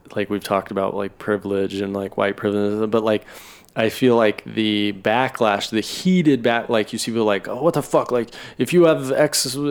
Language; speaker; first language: English; native; English